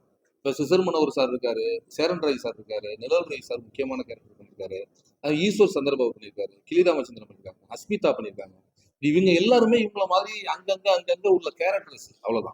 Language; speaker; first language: Tamil; native; Tamil